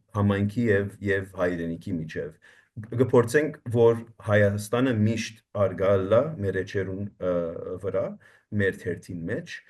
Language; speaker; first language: Armenian; early bilingual, heritage; Armenian